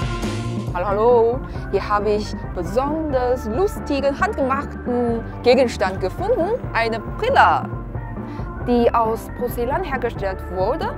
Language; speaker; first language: German; non-native, fluent; Chinese